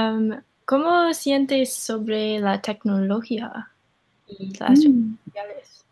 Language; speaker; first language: Spanish; non-native, learner; English